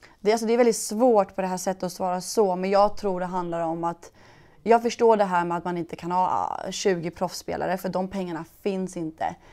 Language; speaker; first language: Swedish; early bilingual, other home language; Persian